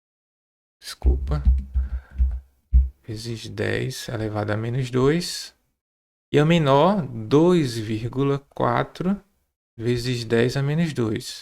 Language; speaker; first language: Portuguese; native; Portuguese